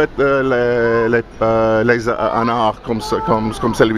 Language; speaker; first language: French; non-native, learner; English